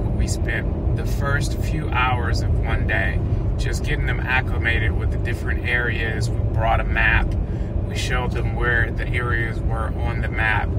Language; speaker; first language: English; native; English